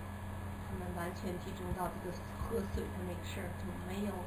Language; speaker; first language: Chinese; native; Chinese